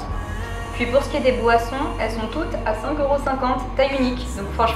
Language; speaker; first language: French; native; French